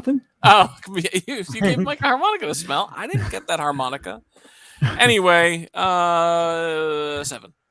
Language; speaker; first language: English; native; English